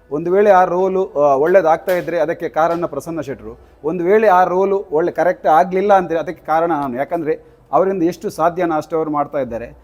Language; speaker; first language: Kannada; native; Kannada